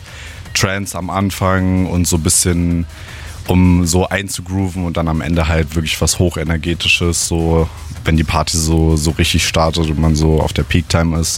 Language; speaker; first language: German; native; German